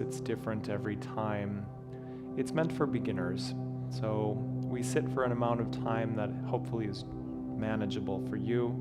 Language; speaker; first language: English; native; English